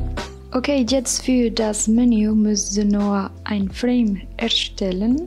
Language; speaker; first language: German; non-native, fluent; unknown